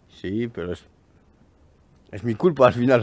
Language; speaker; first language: Spanish; non-native, learner; French